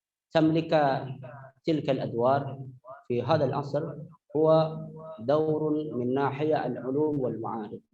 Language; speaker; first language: Arabic; non-native, fluent; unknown